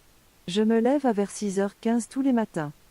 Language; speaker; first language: French; non-native, learner; Bangla